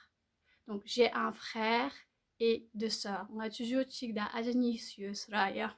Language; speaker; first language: French; non-native, learner; Tibetan